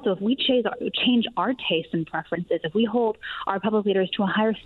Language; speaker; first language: English; native; English